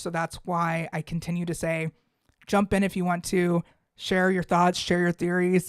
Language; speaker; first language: English; native; English